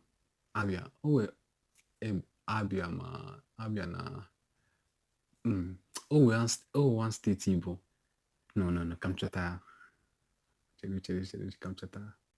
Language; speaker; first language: Igbo; non-native, local second language; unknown